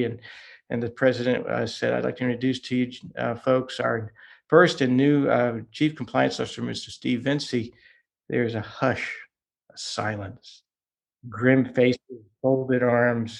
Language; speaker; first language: English; early bilingual, other home language; Hungarian